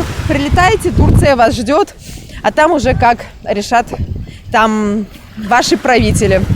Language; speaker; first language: Russian; native; Russian